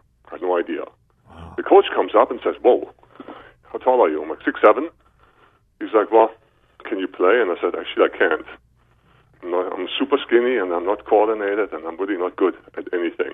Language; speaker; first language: English; non-native, fluent; German